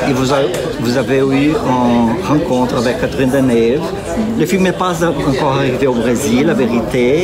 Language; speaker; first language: French; non-native, learner; Portuguese